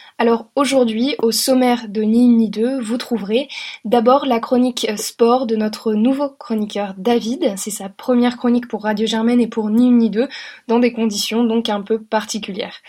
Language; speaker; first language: French; native; French